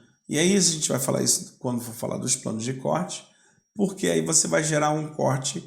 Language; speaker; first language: Portuguese; native; Portuguese